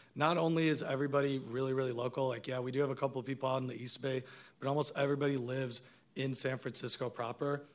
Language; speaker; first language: English; non-native, fluent; Hebrew